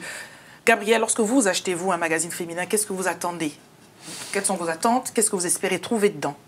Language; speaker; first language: French; native; French